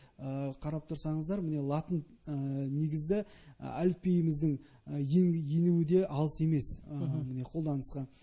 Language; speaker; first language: Kazakh; native; Kazakh